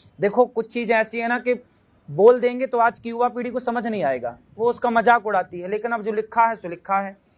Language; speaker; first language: Hindi; native; Hindi